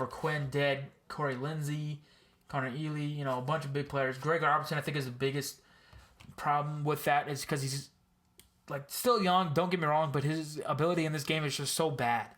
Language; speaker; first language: English; native; English